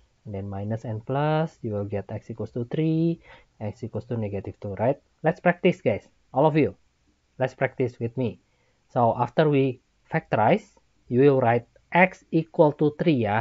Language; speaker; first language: English; non-native, fluent; Indonesian